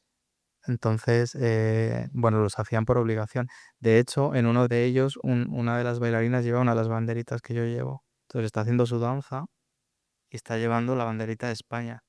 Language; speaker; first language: Spanish; native; Spanish